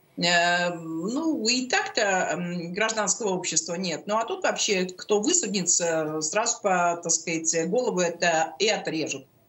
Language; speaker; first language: Russian; native; Russian